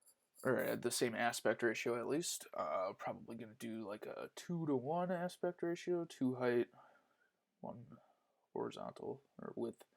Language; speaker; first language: English; native; English